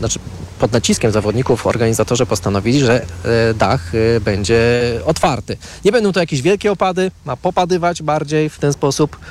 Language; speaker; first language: Polish; native; Polish